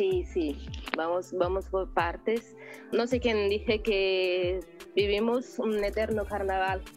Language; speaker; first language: Spanish; non-native, learner; Portuguese